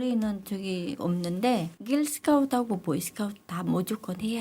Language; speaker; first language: Korean; non-native, learner; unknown